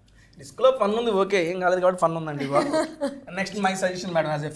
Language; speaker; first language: Telugu; native; Telugu